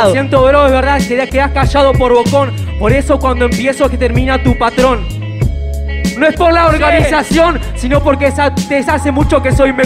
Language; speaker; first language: Spanish; native; Spanish